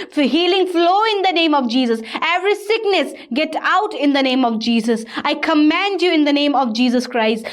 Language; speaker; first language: Hindi; native; Hindi